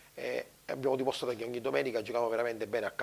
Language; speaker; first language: Italian; native; Italian